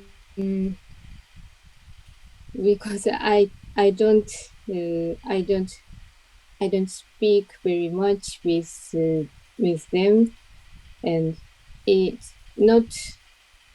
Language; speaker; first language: English; non-native, learner; Japanese